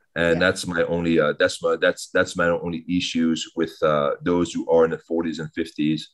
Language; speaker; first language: English; early bilingual, other home language; French